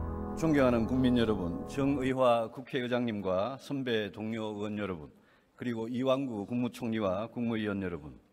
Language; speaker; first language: Korean; native; Korean